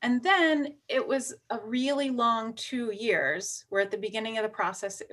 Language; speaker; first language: English; native; English